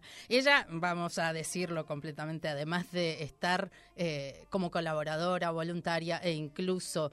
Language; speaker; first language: Spanish; native; Spanish